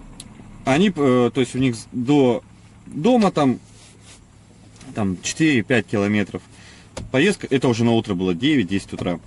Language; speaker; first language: Russian; native; Russian